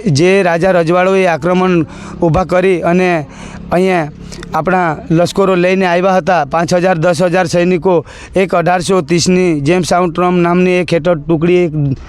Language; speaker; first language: Gujarati; non-native, local second language; Kukna